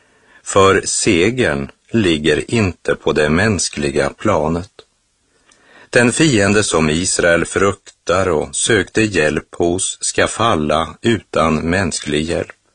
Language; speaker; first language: Swedish; native; Swedish